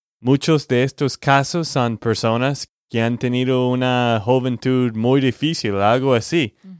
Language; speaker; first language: Spanish; non-native, learner; English